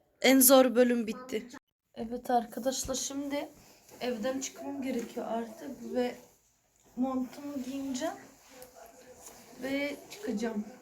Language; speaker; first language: Turkish; early bilingual, other home language; Arabic